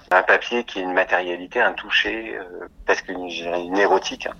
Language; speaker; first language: French; native; French